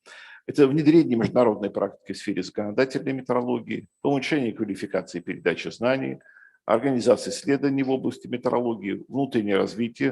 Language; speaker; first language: Russian; native; Russian